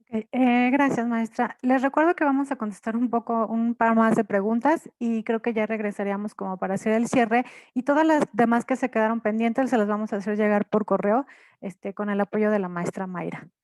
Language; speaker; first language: Spanish; native; Spanish